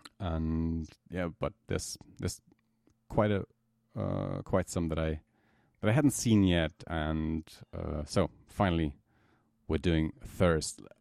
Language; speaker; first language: English; non-native, fluent; German